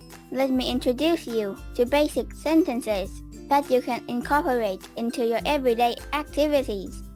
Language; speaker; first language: English; non-native, fluent; Thai